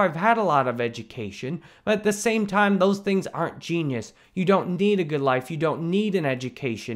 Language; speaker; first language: English; native; English